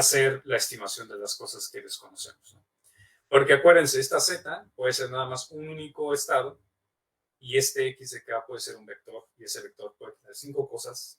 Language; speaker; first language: Spanish; native; Spanish